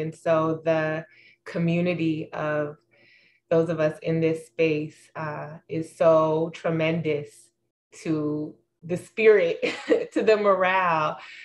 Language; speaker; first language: English; native; English